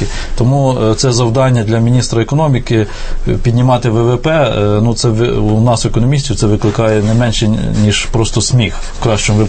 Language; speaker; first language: Ukrainian; native; Ukrainian